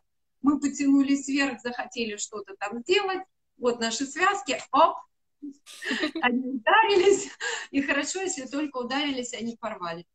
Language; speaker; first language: Russian; native; Russian